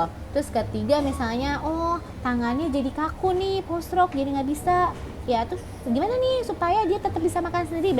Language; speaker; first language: Indonesian; native; Indonesian